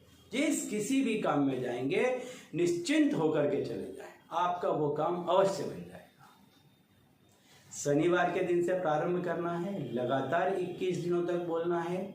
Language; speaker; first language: Hindi; native; Hindi